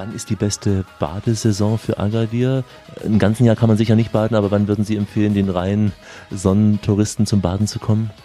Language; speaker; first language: German; native; German